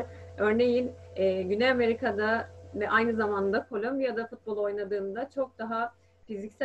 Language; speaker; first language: Turkish; native; Turkish